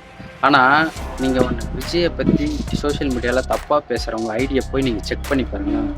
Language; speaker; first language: Tamil; native; Tamil